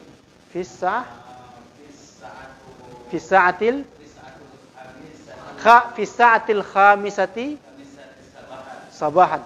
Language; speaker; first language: Arabic; non-native, fluent; Indonesian